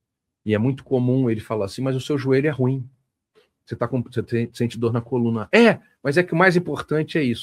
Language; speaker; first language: Portuguese; native; Portuguese